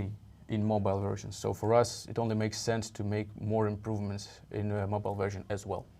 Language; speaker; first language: English; non-native, fluent; Russian